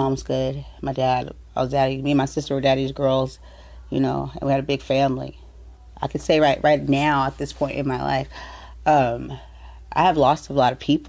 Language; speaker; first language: English; native; English